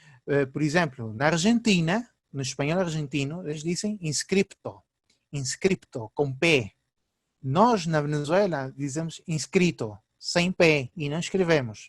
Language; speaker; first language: Portuguese; early bilingual, heritage; Portuguese